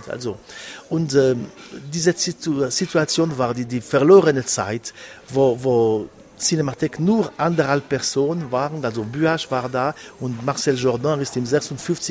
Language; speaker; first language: German; non-native, local second language; French